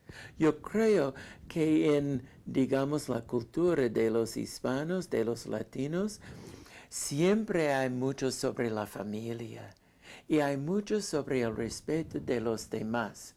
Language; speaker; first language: Spanish; non-native, fluent; English